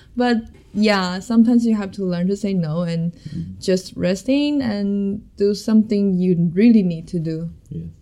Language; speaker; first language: English; non-native, fluent; Chinese